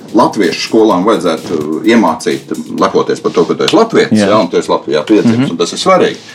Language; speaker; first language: Latvian; native; Latvian